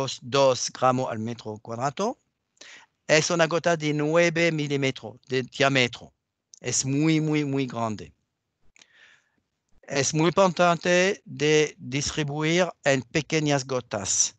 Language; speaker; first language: Spanish; non-native, learner; French